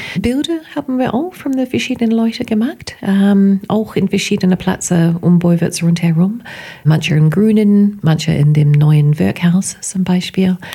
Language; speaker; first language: German; non-native, fluent; English